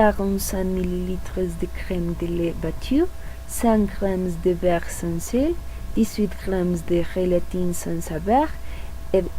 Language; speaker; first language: French; non-native, learner; Spanish